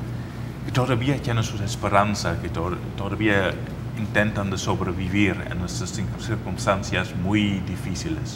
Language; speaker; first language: Spanish; non-native, fluent; Dutch